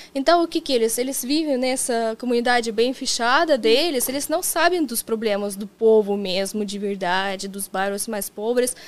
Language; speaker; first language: Portuguese; non-native, fluent; Russian